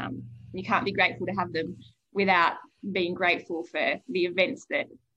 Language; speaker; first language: English; native; English